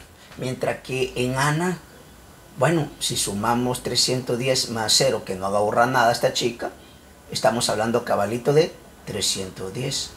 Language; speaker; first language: Spanish; native; Spanish